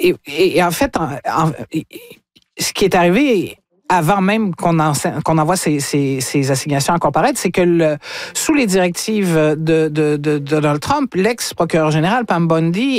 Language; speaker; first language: French; native; French